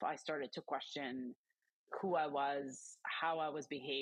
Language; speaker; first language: English; early bilingual, other home language; Croatian